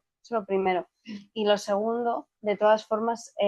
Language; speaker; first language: Spanish; native; Spanish